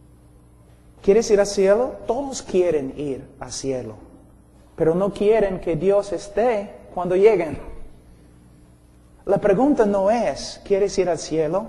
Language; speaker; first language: Spanish; non-native, fluent; English